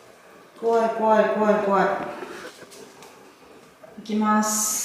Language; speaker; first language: Japanese; native; Japanese